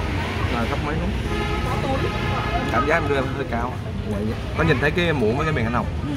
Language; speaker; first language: Vietnamese; native; Vietnamese